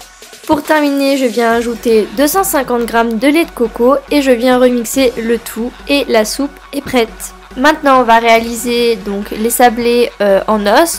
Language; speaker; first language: French; native; French